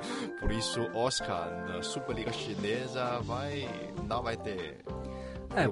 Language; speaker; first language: Portuguese; non-native, fluent; Chinese